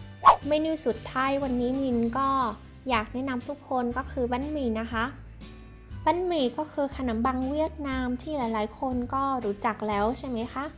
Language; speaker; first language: Thai; non-native, fluent; Vietnamese